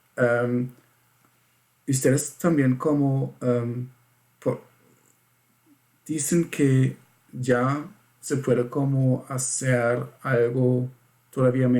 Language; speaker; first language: Spanish; non-native, fluent; German